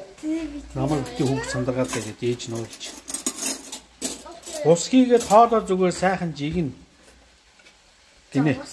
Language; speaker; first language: Mongolian; native; Mongolian